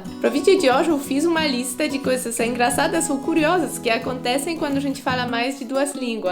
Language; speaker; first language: Portuguese; non-native, fluent; Polish